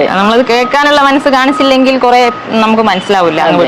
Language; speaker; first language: Malayalam; native; Malayalam